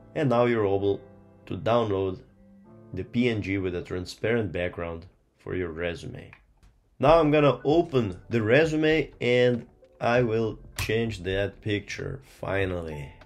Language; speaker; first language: English; non-native, fluent; Portuguese